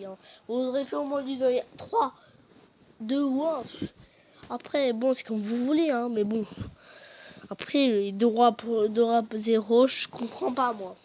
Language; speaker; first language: French; native; French